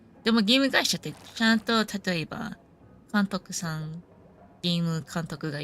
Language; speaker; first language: Japanese; non-native, fluent; English